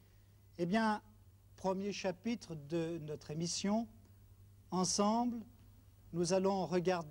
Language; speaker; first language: French; native; French